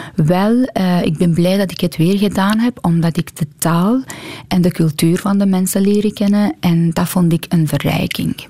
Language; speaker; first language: Dutch; non-native, fluent; Persian